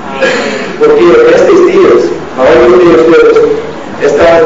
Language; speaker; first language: Spanish; non-native, learner; English